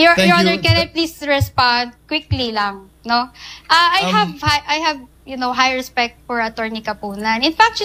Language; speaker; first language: English; non-native, local second language; Filipino